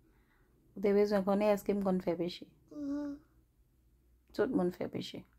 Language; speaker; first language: French; non-native, local second language; Haitian Creole